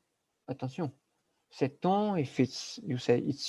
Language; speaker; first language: English; non-native, learner; French